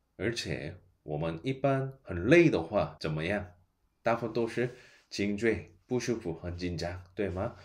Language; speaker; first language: Chinese; non-native, fluent; Korean